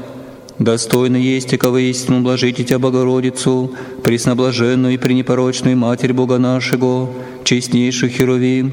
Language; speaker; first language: Russian; native; Russian